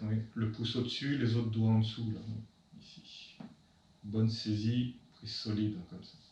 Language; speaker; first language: French; native; French